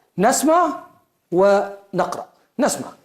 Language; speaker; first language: Arabic; non-native, fluent; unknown